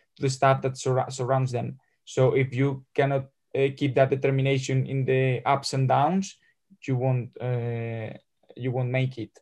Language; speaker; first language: English; non-native, fluent; Spanish